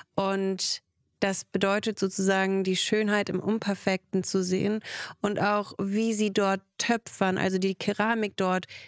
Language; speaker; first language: German; early bilingual, other home language; Russian